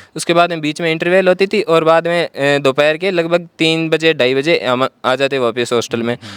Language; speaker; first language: Hindi; native; Hindi